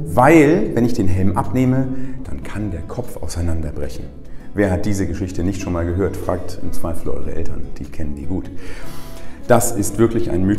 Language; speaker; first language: German; native; German